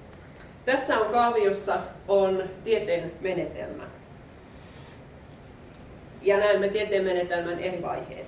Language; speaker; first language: Finnish; native; Finnish